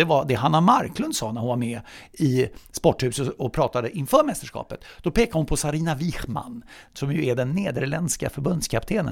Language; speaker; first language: Swedish; native; Swedish